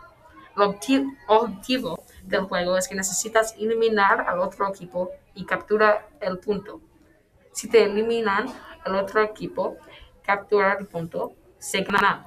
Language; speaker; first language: Spanish; non-native, learner; English